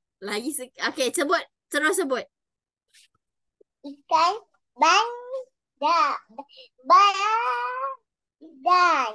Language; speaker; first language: Malay; native; Malay